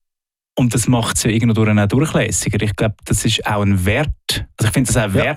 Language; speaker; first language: German; native; German